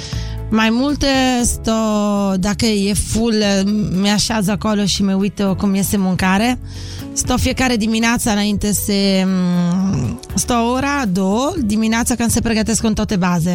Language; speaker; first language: Romanian; non-native, fluent; Italian